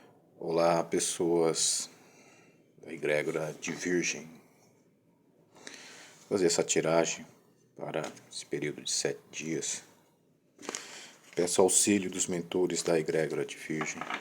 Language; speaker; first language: Portuguese; native; Portuguese